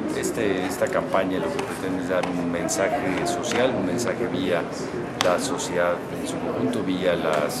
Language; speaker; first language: Spanish; native; Spanish